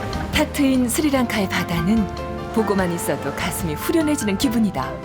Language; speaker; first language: Korean; native; Korean